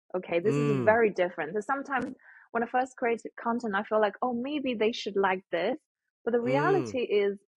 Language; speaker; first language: English; non-native, fluent; Chinese